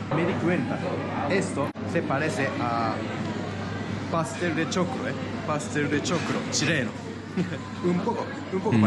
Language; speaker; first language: Spanish; non-native, fluent; Japanese